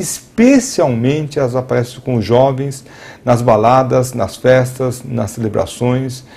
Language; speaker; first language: Portuguese; native; Portuguese